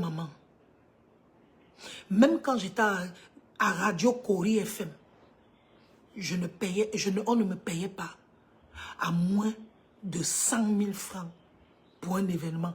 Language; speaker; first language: French; native; French